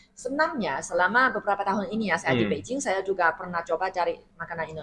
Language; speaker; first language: Indonesian; non-native, fluent; Chinese